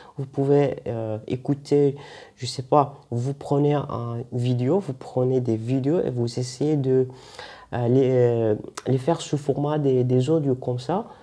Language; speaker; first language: French; non-native, local second language; Arabic